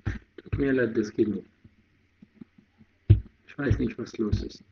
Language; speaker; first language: German; non-native, fluent; Arabic